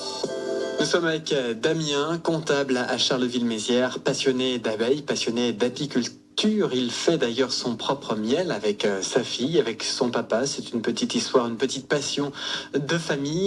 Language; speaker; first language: French; native; French